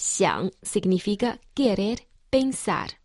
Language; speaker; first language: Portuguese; non-native, fluent; Chinese